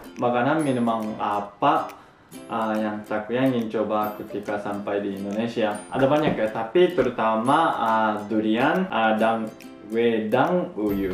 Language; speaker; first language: Indonesian; non-native, fluent; Japanese